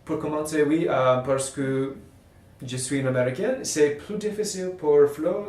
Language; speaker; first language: French; non-native, learner; English